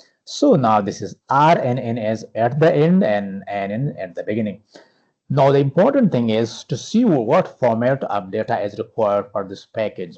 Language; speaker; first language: English; non-native, fluent; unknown